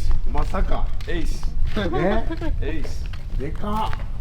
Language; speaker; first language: Japanese; native; Japanese